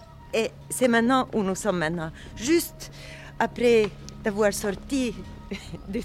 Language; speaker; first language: French; non-native, fluent; Swedish